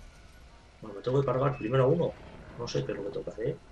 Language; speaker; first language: Spanish; native; Spanish